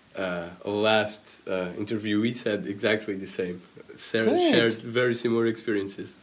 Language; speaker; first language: English; non-native, fluent; Portuguese